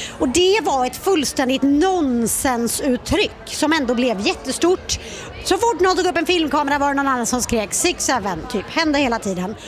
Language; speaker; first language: Swedish; native; Swedish